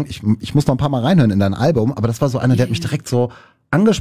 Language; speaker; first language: German; native; German